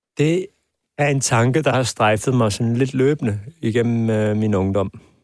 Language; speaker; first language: Danish; early bilingual, other home language; Persian